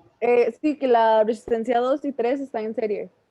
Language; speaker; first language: Spanish; native; Spanish